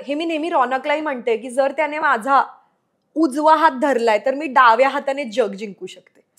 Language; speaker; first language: Marathi; non-native, local second language; Marwari